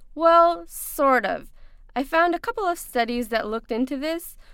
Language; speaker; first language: English; non-native, local second language; Urdu